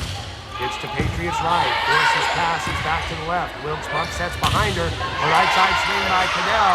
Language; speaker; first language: English; native; English